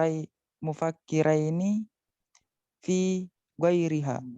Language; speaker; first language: Arabic; non-native, learner; Indonesian